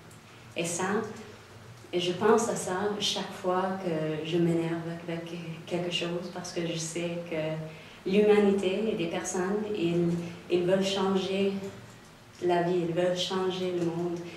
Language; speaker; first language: French; non-native, local second language; English